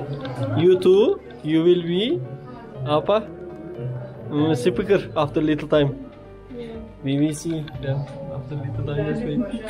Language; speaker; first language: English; non-native, learner; Turkish